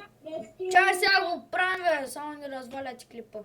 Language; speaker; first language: Bulgarian; native; Bulgarian